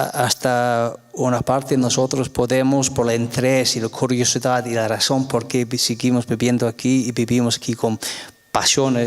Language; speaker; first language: Spanish; non-native, fluent; English